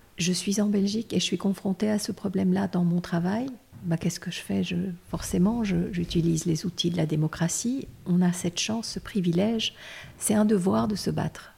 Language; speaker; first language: French; non-native, local second language; Armenian